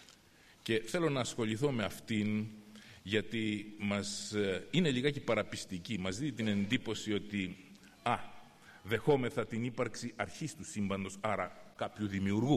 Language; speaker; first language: Greek; native; Greek